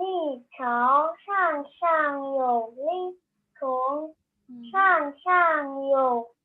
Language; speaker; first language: Chinese; non-native, learner; Indonesian